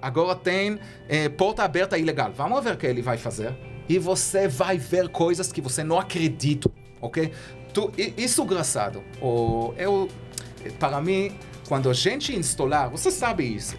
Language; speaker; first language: Portuguese; non-native, learner; Hebrew